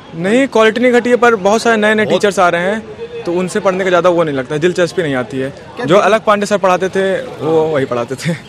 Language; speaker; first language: Hindi; native; Hindi